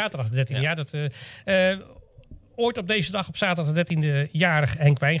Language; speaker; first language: Dutch; native; Dutch